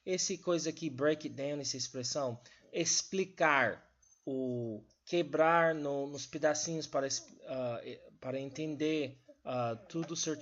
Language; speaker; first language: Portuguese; non-native, learner; English